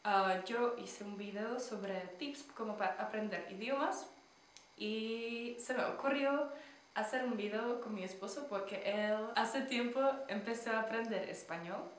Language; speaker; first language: Spanish; non-native, fluent; Czech